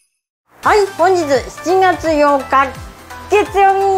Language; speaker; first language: Japanese; native; Japanese